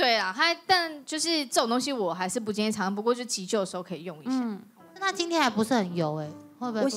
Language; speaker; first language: Chinese; native; Chinese